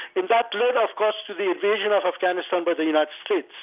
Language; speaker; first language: English; non-native, fluent; Persian